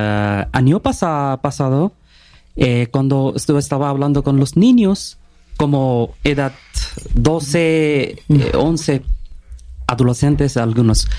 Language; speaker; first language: Spanish; non-native, learner; Bangla